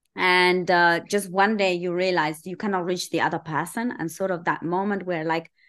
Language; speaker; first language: English; early bilingual, other home language; Persian